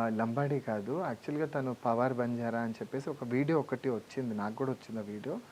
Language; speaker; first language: Telugu; non-native, local second language; Lambadi